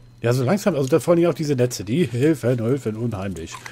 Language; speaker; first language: German; native; German